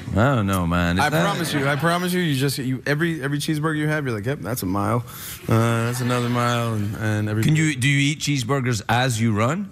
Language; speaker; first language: English; native; English